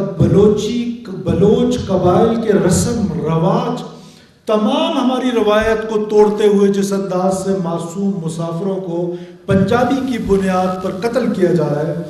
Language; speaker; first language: Urdu; non-native, local second language; Baluchi